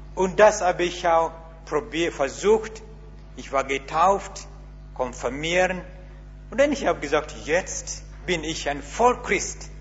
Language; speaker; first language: German; non-native, learner; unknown